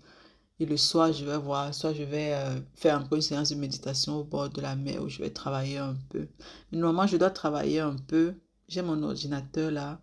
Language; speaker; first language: French; native; French